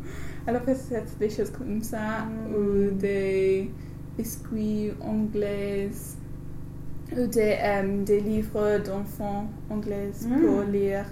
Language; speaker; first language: French; non-native, learner; English